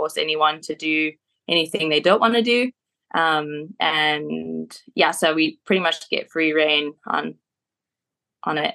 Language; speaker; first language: English; native; English